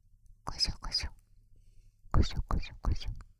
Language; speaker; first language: Japanese; native; Japanese